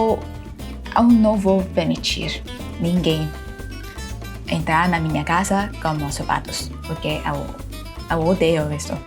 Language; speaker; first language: Portuguese; non-native, fluent; Thai